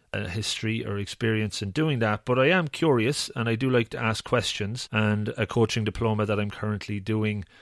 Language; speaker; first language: English; native; English